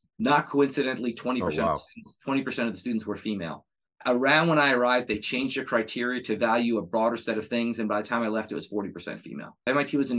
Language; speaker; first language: English; native; English